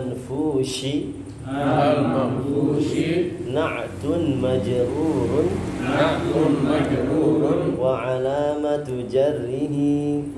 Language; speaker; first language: Arabic; non-native, fluent; Indonesian